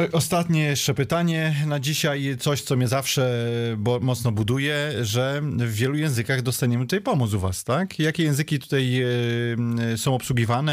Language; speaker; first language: Polish; native; Polish